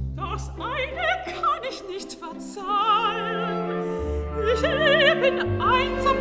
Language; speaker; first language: German; non-native, fluent; English